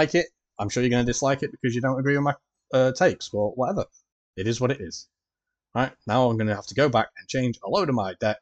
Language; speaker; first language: English; native; English